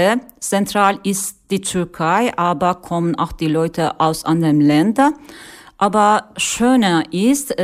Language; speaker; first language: German; non-native, learner; Turkish